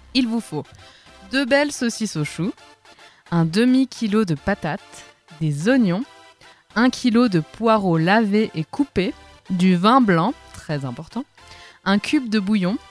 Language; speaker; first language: French; native; French